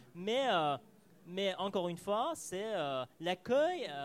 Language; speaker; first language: French; non-native, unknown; Persian